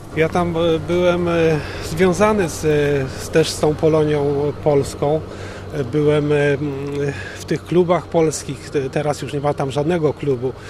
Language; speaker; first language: Polish; native; Polish